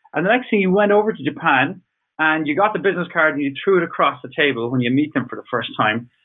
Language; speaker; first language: English; native; English